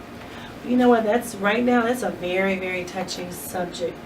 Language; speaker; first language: English; native; English